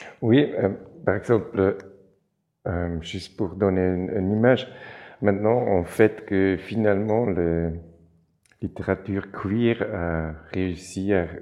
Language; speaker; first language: French; non-native, local second language; German